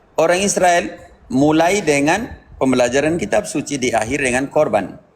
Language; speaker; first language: Indonesian; native; Indonesian